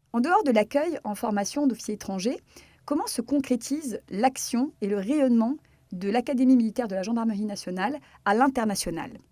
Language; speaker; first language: French; native; French